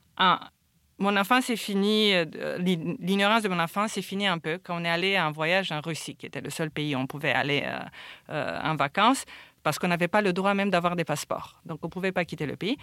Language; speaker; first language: French; non-native, fluent; Romanian